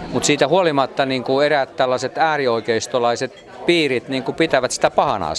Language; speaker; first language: Finnish; native; Finnish